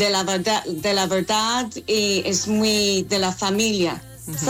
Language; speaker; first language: Spanish; non-native, learner; English